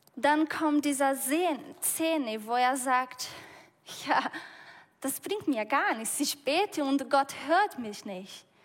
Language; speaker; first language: German; non-native, fluent; Portuguese